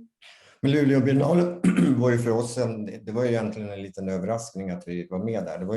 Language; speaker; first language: Swedish; native; Swedish